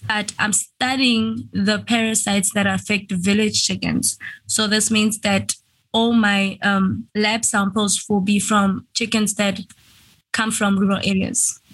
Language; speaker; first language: English; non-native, local second language; Venda